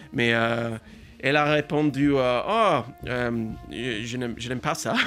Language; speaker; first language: French; non-native, learner; English